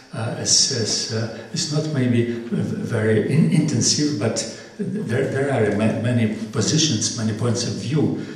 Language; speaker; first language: English; non-native, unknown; Polish